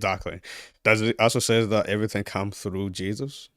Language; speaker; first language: English; native; English